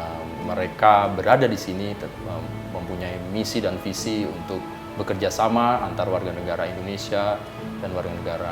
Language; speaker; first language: Indonesian; native; Indonesian